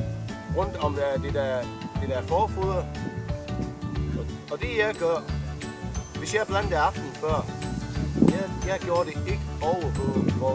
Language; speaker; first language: Danish; non-native, fluent; English